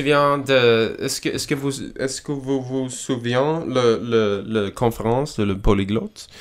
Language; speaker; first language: French; non-native, learner; English